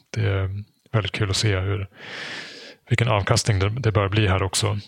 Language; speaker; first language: Swedish; non-native, fluent; German